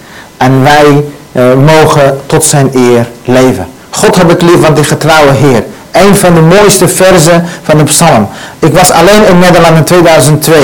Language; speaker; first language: Dutch; non-native, learner; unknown